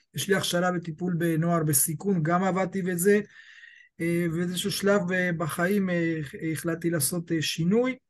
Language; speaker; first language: Hebrew; early bilingual, other home language; Spanish